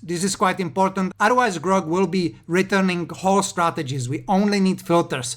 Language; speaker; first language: English; non-native, fluent; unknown